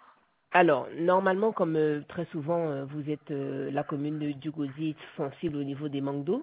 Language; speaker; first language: French; native; French